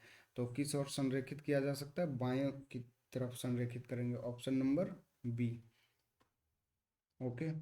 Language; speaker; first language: Hindi; native; Hindi